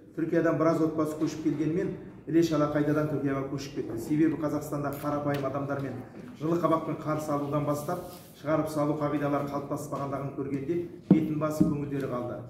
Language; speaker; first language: Kazakh; early bilingual, heritage; Kazakh